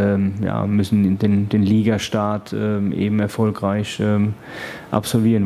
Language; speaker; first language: German; native; German